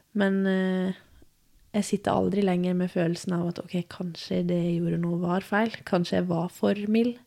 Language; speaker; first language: Norwegian; native; Norwegian